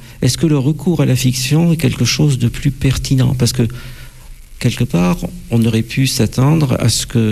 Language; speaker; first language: French; native; French